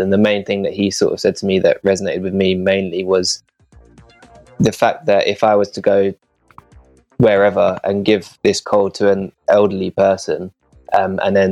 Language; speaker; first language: English; native; English